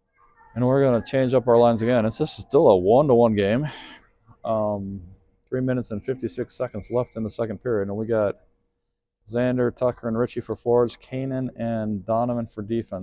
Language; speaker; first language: English; native; English